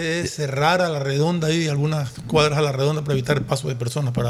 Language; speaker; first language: Spanish; native; Spanish